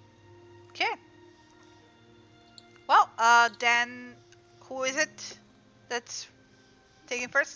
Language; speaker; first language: English; native; English